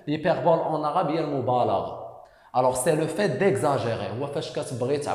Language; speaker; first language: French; non-native, local second language; Arabic